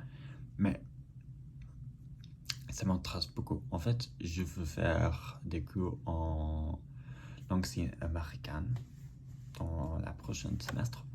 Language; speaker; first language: French; non-native, learner; English